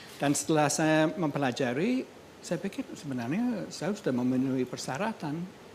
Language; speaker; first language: Indonesian; non-native, fluent; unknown